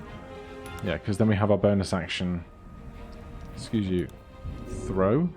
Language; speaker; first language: English; native; English